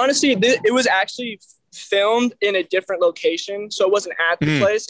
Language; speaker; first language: English; native; English